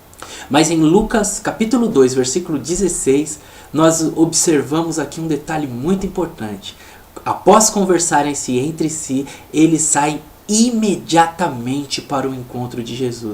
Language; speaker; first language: Portuguese; native; Portuguese